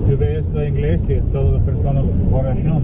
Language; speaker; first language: Spanish; non-native, learner; English